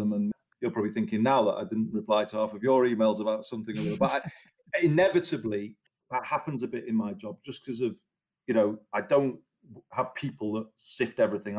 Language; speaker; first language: English; native; English